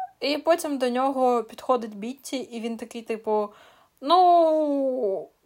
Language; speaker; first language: Ukrainian; non-native, local second language; Russian